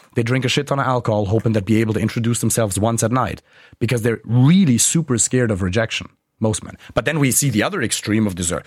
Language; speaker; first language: English; non-native, fluent; German